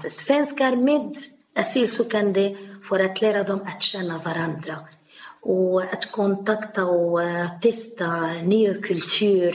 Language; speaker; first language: Swedish; non-native, learner; Arabic